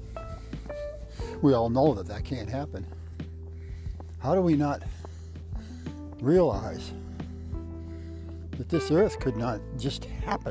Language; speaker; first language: English; native; English